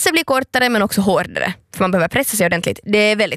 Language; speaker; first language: Swedish; native; Swedish